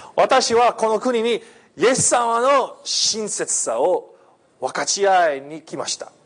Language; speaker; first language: Japanese; non-native, fluent; English